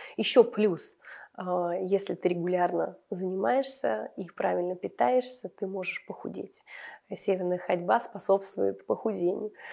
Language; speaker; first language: Russian; native; Russian